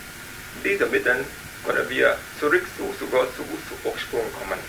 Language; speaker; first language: German; non-native, learner; Vietnamese